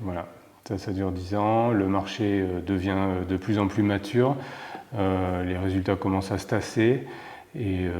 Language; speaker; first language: French; native; French